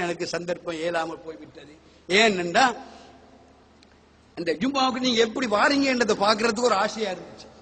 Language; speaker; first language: Tamil; native; Tamil